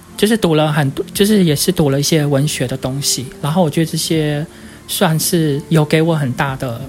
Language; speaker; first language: Chinese; native; Chinese